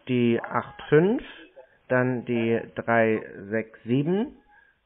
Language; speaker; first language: German; native; German